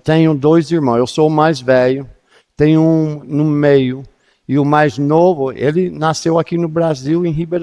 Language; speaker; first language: Portuguese; non-native, fluent; English